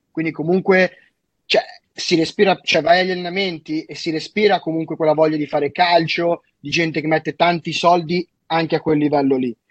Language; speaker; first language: Italian; native; Italian